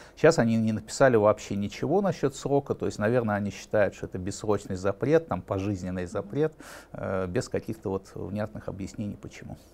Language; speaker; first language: Russian; native; Russian